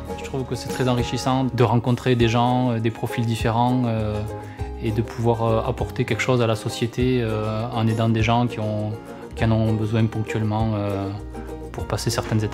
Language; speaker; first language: French; native; French